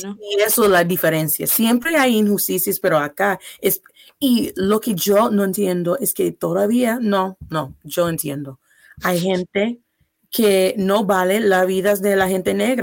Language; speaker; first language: Spanish; non-native, fluent; English